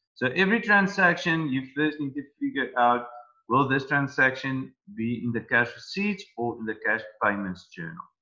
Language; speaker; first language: English; non-native, local second language; Afrikaans